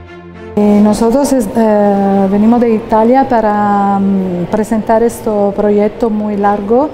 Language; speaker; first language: Spanish; non-native, fluent; Italian